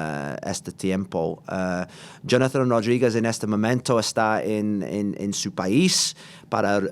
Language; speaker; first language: Spanish; non-native, learner; English